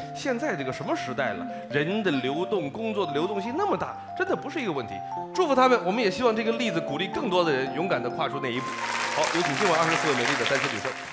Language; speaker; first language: Chinese; native; Chinese